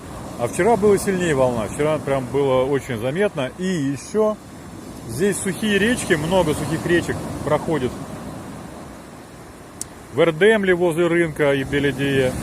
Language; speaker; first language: Russian; native; Russian